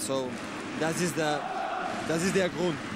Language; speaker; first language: German; non-native, learner; Spanish